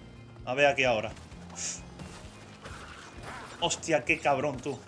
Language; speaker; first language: Spanish; native; Spanish